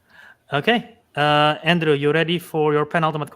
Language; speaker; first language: English; native; English